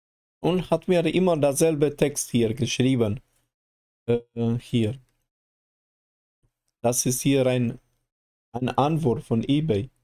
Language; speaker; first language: German; non-native, learner; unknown